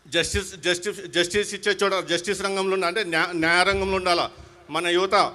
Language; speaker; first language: Telugu; non-native, local second language; Hindi